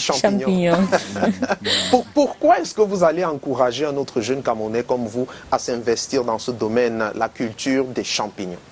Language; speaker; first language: French; non-native, local second language; English